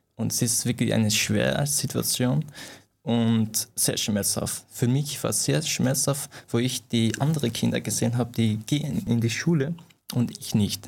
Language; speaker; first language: German; non-native, fluent; Persian